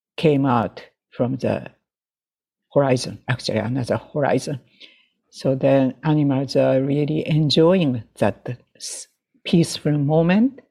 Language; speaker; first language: English; non-native, fluent; Japanese